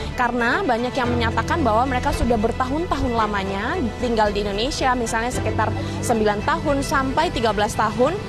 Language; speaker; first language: Indonesian; native; Indonesian